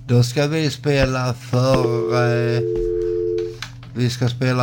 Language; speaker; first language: Swedish; native; Swedish